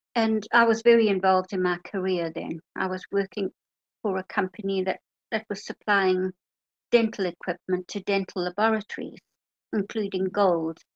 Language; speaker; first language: English; native; English